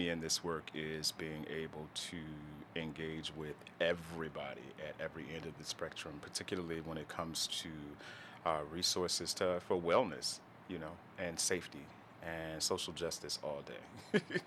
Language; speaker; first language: English; native; English